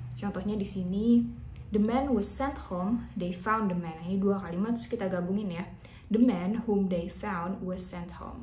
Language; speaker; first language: English; non-native, fluent; Indonesian